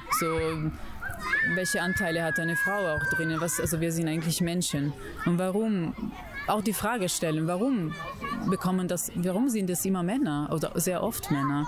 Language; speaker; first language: German; non-native, fluent; Italian